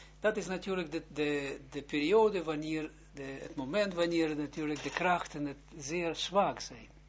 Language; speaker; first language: Dutch; non-native, fluent; Hebrew